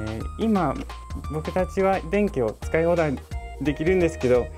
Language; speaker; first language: Japanese; non-native, fluent; English